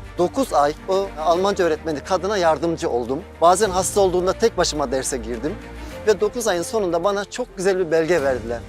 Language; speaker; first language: Turkish; native; Turkish